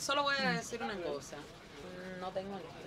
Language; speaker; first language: Spanish; native; Spanish